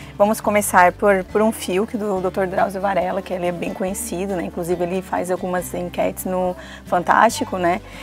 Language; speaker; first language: Portuguese; native; Portuguese